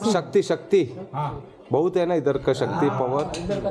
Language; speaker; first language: Hindi; non-native, local second language; Kannada